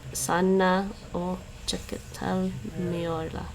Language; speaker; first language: Turkish; non-native, learner; English